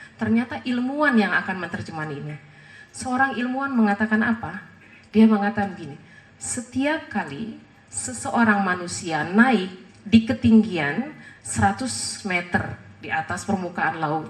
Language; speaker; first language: Indonesian; native; Indonesian